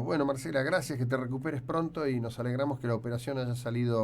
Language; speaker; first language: Spanish; native; Spanish